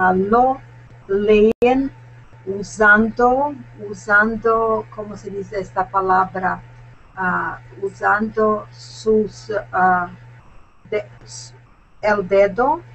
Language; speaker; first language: Spanish; non-native, learner; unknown